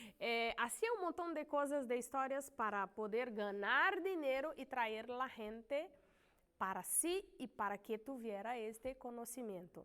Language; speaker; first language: Spanish; non-native, learner; Portuguese